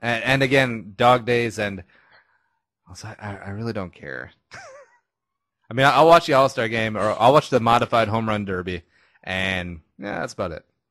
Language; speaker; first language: English; native; English